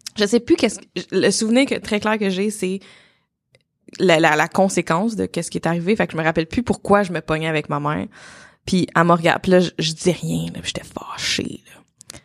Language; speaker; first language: French; native; French